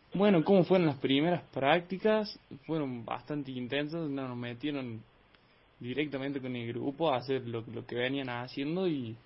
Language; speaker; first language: Spanish; native; Spanish